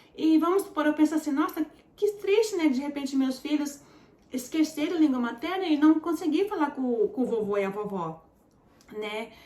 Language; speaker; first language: Portuguese; early bilingual, heritage; Portuguese